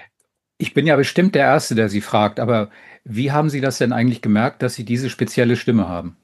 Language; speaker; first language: German; native; German